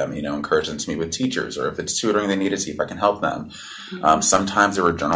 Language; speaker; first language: English; native; English